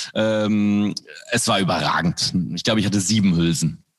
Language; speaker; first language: German; early bilingual, other home language; Indonesian